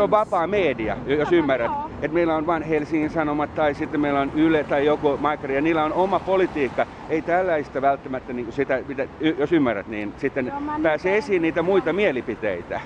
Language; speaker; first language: Finnish; native; Finnish